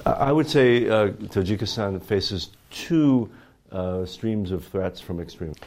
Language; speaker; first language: English; native; English